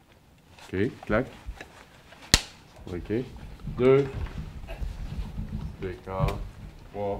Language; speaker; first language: French; native; French